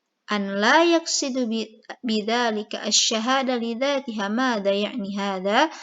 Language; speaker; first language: Arabic; non-native, fluent; Indonesian